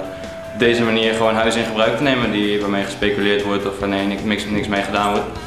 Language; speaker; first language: Dutch; native; Dutch